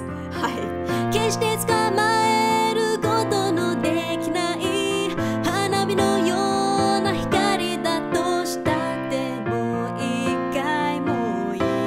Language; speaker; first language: Japanese; non-native, learner; Chinese